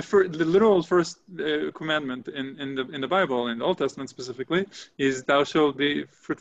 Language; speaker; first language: English; non-native, fluent; Hebrew